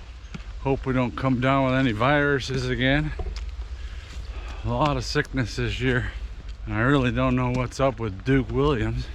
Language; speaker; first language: English; native; English